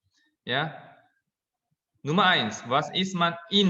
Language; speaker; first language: German; non-native, fluent; Indonesian